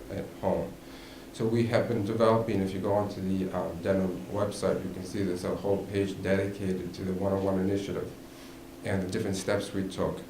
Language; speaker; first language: English; native; English